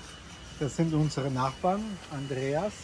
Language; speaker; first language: German; non-native, fluent; Italian